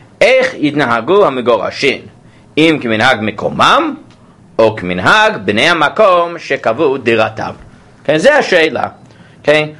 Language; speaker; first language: Hebrew; non-native, fluent; English